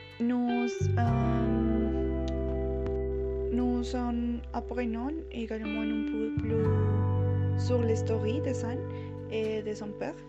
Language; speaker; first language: French; non-native, learner; Spanish